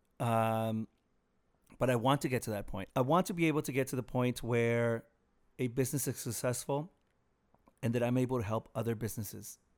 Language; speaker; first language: English; early bilingual, other home language; Spanish